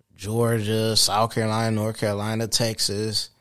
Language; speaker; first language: English; native; English